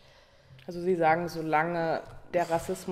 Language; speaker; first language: German; native; German